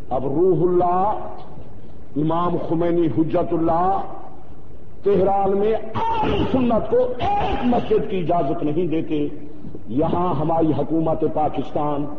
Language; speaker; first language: Urdu; non-native, local second language; Saraiki